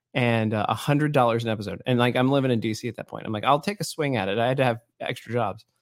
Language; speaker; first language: English; native; English